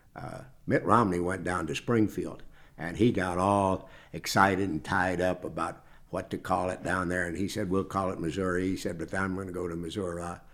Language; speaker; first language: English; native; English